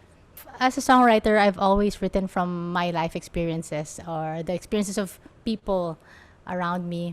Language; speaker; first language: English; non-native, local second language; Filipino